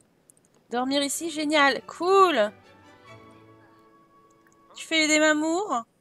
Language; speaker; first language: French; native; French